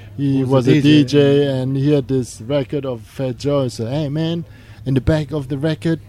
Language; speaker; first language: English; non-native, fluent; German